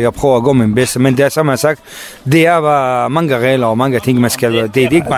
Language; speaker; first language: Danish; non-native, learner; Kurdish